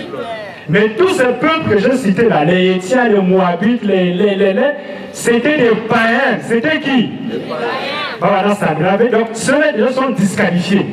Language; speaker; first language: French; non-native, local second language; Lingala